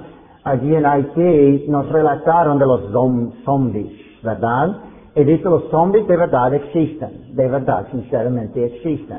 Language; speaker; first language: Spanish; non-native, fluent; English